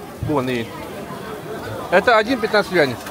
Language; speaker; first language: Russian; non-native, local second language; Yakut